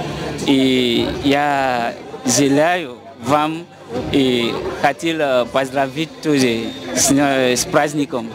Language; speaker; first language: Russian; non-native, learner; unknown